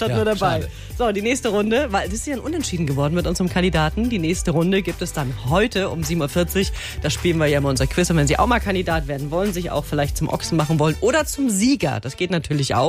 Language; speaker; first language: German; native; German